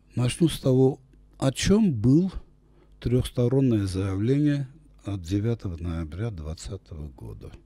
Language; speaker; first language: Russian; non-native, local second language; Armenian